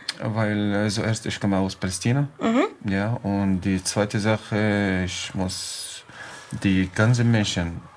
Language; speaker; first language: German; non-native, learner; Arabic